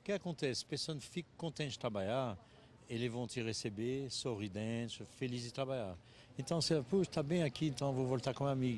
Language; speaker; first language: Portuguese; non-native, fluent; French